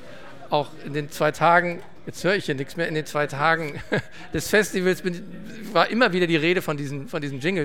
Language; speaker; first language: German; native; German